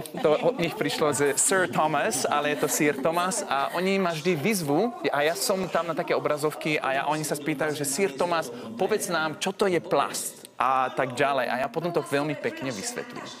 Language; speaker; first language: Slovak; non-native, fluent; Dutch